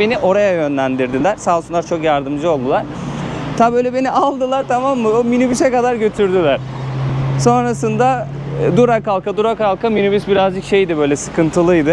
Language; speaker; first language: Turkish; native; Turkish